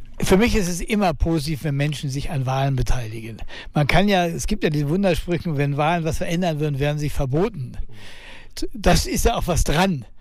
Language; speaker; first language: German; native; German